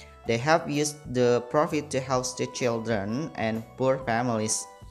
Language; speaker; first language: English; non-native, fluent; Indonesian